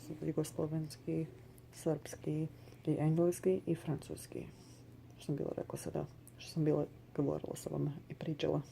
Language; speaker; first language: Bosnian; early bilingual, heritage; Bosnian